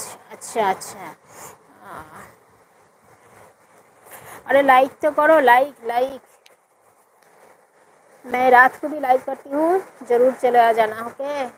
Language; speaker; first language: Hindi; non-native, local second language; Bangla